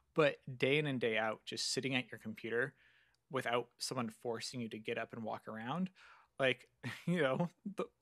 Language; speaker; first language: English; native; English